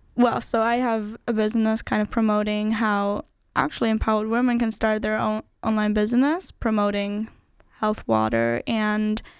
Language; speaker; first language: English; non-native, fluent; German